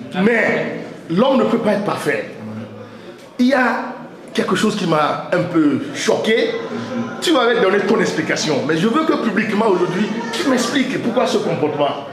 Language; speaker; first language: French; non-native, local second language; Yoruba